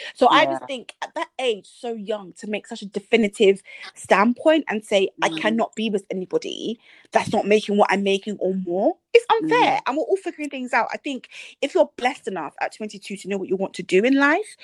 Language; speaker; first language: English; early bilingual, other home language; Yoruba